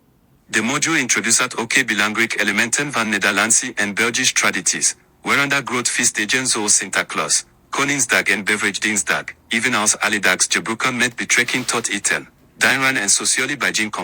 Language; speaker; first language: Dutch; non-native, learner; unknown